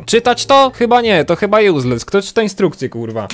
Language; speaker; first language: Polish; native; Polish